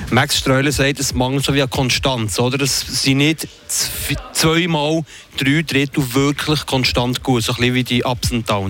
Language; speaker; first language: German; native; German